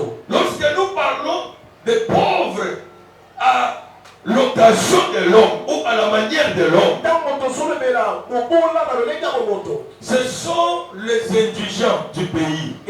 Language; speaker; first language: French; non-native, local second language; Lingala